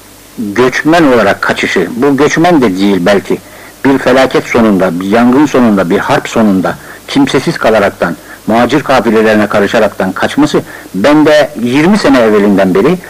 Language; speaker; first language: Turkish; native; Turkish